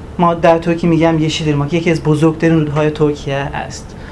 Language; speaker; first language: Persian; non-native, learner; Turkish